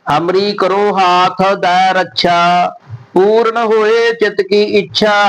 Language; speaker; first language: Hindi; non-native, local second language; Punjabi